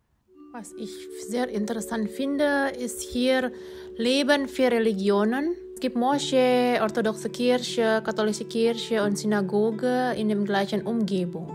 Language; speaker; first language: German; non-native, fluent; Indonesian